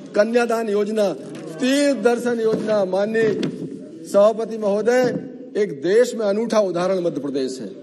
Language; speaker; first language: Hindi; native; Hindi